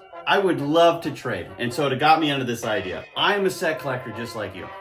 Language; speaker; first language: English; native; English